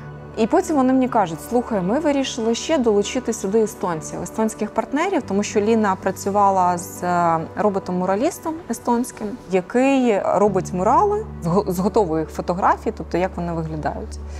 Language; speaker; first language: Ukrainian; native; Ukrainian